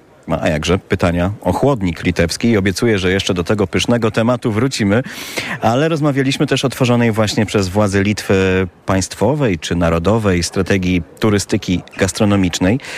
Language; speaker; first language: Polish; native; Polish